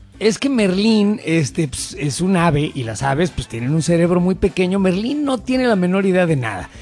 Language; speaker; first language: Spanish; native; Spanish